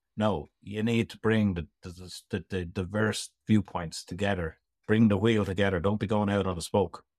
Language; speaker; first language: English; native; English